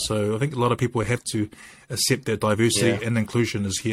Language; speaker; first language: English; native; English